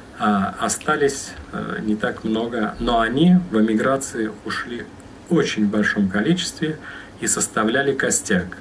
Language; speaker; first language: Russian; native; Russian